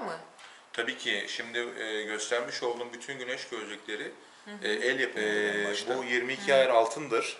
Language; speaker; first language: Turkish; native; Turkish